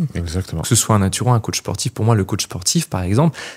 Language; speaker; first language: French; native; French